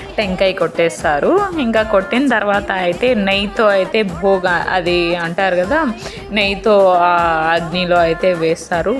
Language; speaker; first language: Telugu; non-native, local second language; Lambadi